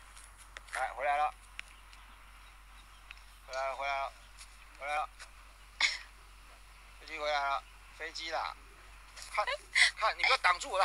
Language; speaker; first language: Chinese; native; Chinese